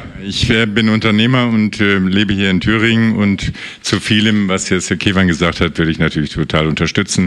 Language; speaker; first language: German; native; German